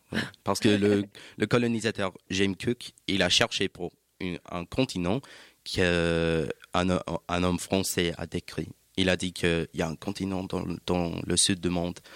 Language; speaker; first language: French; non-native, learner; English